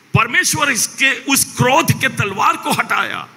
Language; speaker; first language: Hindi; non-native, local second language; Malayalam